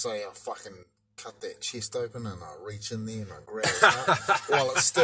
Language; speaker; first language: English; native; English